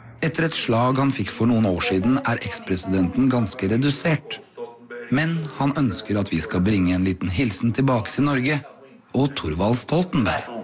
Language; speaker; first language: Norwegian; native; Norwegian